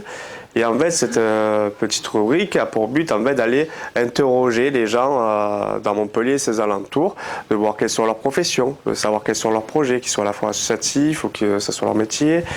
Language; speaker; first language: French; native; French